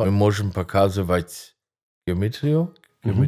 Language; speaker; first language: Russian; non-native, fluent; German